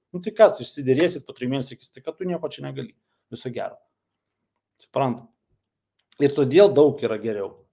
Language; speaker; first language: Lithuanian; non-native, local second language; Russian